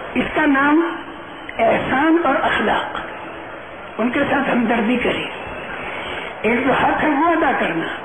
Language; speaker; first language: Urdu; non-native, local second language; Gujarati